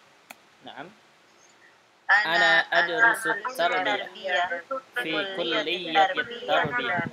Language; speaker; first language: Arabic; non-native, fluent; Indonesian